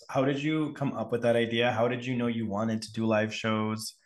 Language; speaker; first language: English; native; English